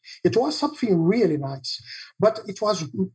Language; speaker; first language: English; non-native, fluent; Portuguese